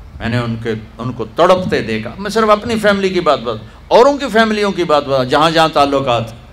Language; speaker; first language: Urdu; non-native, local second language; Punjabi